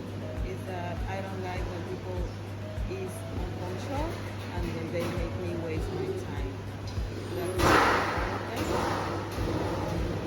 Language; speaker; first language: English; non-native, learner; Spanish